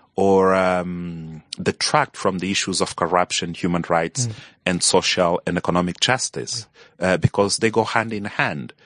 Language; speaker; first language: English; non-native, fluent; Portuguese